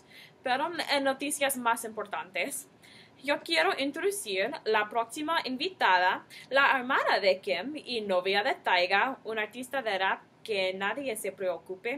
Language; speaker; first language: Spanish; non-native, learner; English